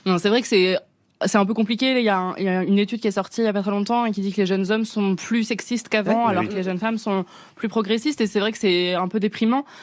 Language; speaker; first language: French; native; French